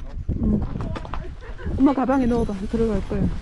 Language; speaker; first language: Korean; native; Korean